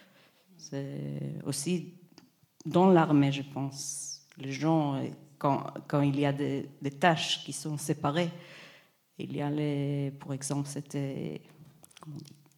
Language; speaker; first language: French; non-native, fluent; Hebrew